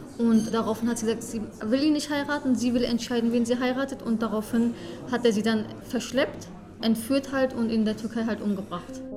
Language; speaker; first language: German; early bilingual, other home language; Kurdish